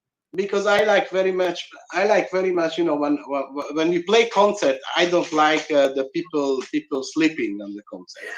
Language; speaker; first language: English; non-native, learner; Hungarian